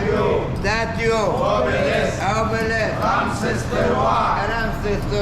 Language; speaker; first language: French; non-native, learner; Arabic